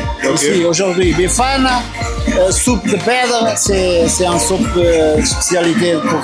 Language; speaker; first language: French; non-native, learner; Portuguese